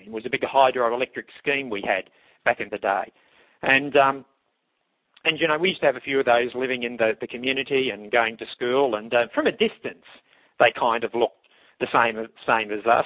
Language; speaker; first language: English; native; English